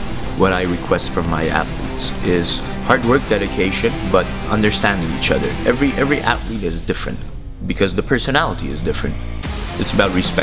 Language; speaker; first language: English; early bilingual, other home language; Armenian